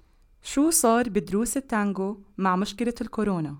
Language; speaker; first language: Arabic; native; Arabic